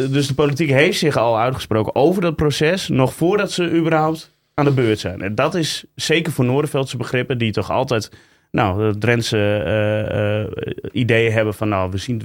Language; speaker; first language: Dutch; native; Dutch